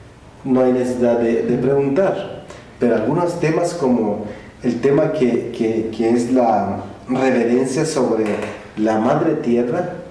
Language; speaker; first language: Spanish; non-native, local second language; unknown